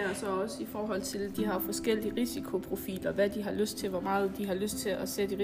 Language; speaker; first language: Danish; native; Danish